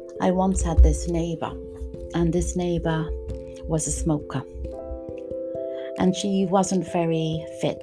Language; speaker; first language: English; native; English